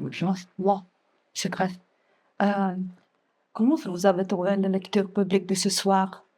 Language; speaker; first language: French; non-native, fluent; Romanian